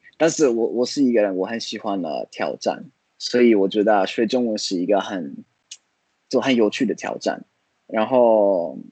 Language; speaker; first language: Chinese; non-native, fluent; Italian